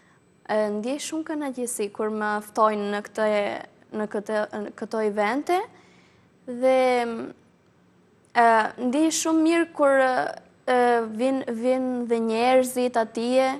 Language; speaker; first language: Albanian; early bilingual, heritage; Albanian